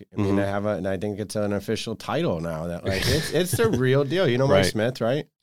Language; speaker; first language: English; native; English